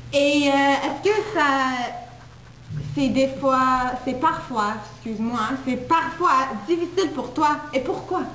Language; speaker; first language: French; non-native, local second language; English